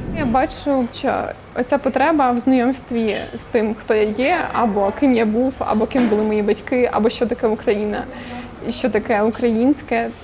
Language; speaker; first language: Ukrainian; native; Ukrainian